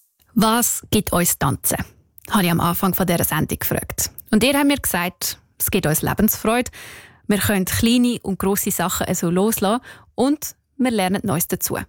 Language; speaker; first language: German; native; German